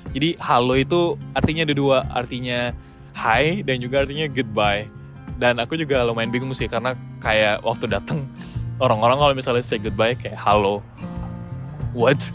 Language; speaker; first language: Indonesian; native; Indonesian